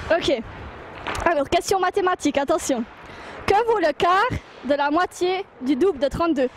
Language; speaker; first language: French; native; French